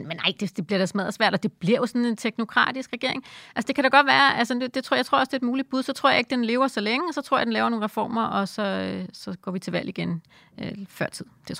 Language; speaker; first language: Danish; native; Danish